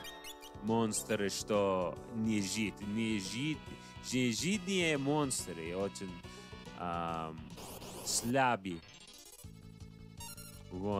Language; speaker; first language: Russian; non-native, learner; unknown